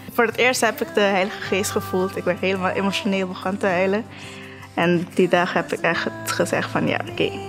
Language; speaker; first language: Dutch; non-native, local second language; Papiamento